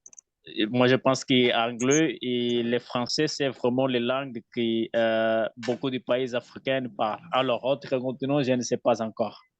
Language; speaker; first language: French; non-native, learner; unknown